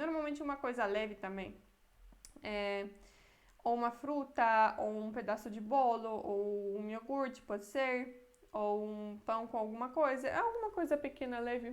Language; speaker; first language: Portuguese; non-native, fluent; Polish